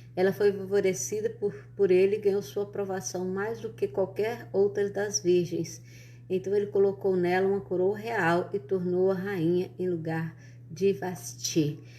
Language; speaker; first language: Portuguese; native; Portuguese